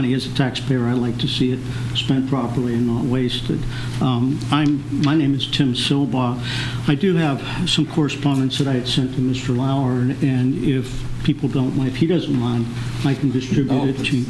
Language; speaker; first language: English; native; English